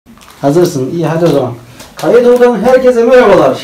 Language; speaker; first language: Turkish; native; Turkish